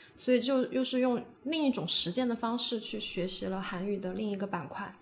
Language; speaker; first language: Chinese; native; Chinese